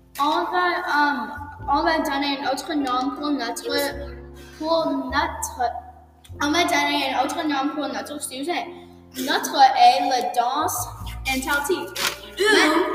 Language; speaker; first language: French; non-native, learner; English